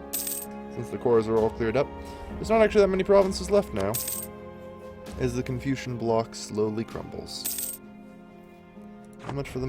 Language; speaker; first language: English; native; English